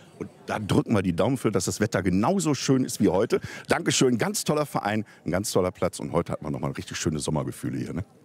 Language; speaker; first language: German; native; German